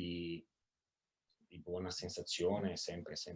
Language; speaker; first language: Italian; non-native, fluent; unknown